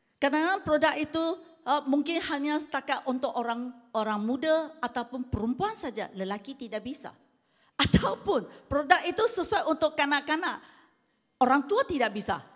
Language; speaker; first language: Malay; non-native, local second language; Chinese